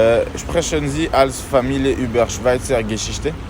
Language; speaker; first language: German; non-native, learner; French